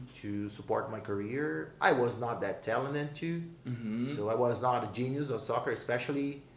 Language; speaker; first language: English; non-native, fluent; Portuguese